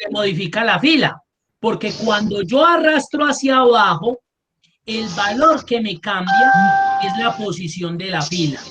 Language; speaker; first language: Spanish; native; Spanish